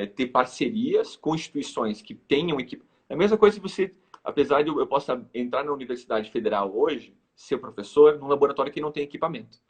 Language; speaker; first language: Portuguese; native; Portuguese